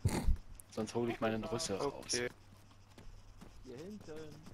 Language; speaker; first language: German; native; German